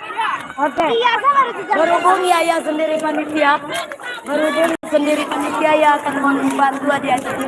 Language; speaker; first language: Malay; non-native, local second language; Minangkabau